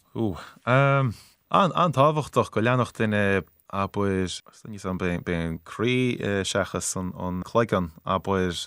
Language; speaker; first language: Irish; native; Irish